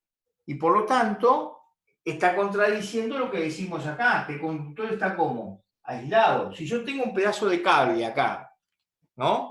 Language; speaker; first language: Spanish; native; Spanish